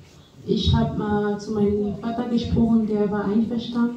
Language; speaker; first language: German; non-native, fluent; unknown